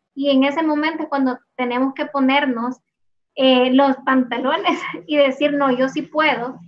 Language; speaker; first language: Spanish; native; Spanish